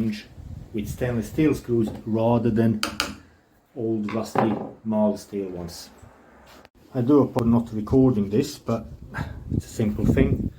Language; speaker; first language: English; non-native, fluent; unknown